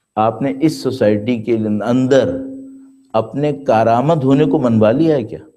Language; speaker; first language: Urdu; native; Urdu